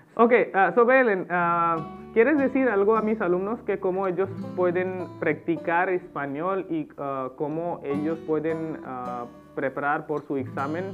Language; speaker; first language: Spanish; non-native, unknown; Hindi